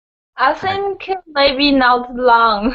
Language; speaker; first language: English; non-native, learner; Chinese